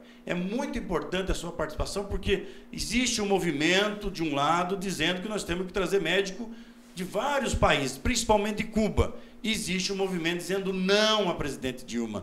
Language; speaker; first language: Portuguese; native; Portuguese